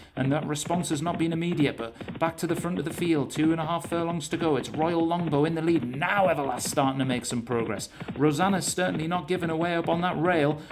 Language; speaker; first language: English; native; English